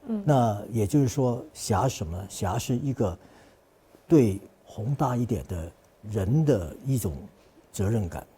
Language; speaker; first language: Chinese; non-native, fluent; Cantonese